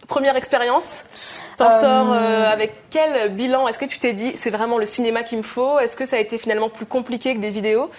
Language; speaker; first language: French; native; French